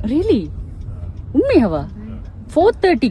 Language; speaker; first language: Tamil; native; Tamil